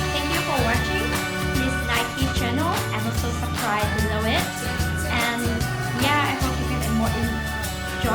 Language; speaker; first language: English; non-native, local second language; Vietnamese